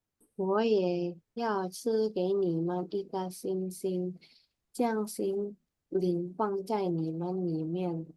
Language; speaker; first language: Chinese; non-native, learner; Indonesian